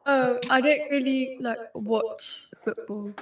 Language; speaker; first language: English; non-native, learner; Arabic